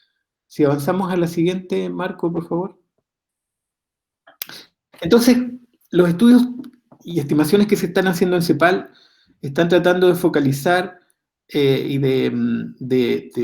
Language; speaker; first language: Spanish; native; Spanish